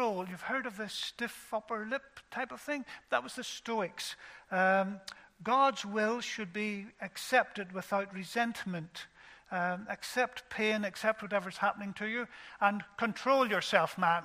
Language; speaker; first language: English; native; English